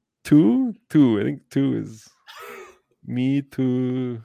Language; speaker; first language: English; native; English